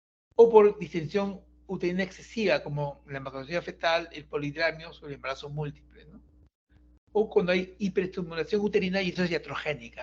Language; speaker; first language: Spanish; native; Spanish